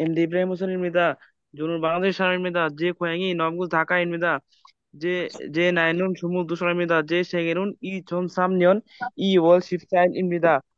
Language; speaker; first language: Korean; non-native, learner; Bangla